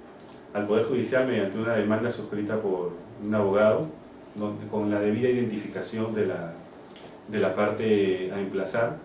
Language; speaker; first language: Spanish; native; Spanish